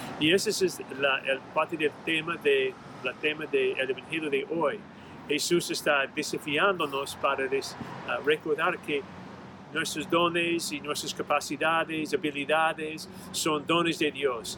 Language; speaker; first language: Spanish; non-native, fluent; English